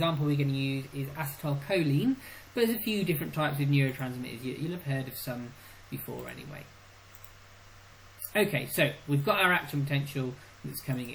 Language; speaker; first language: English; native; English